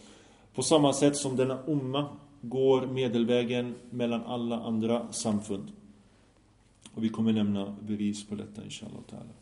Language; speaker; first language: Swedish; early bilingual, other home language; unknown